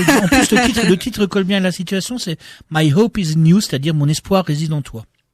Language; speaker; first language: French; native; French